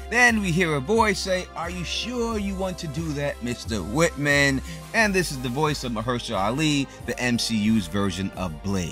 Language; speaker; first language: English; native; English